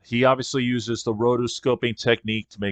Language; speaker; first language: English; native; English